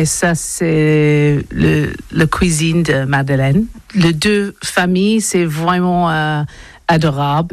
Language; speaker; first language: French; non-native, learner; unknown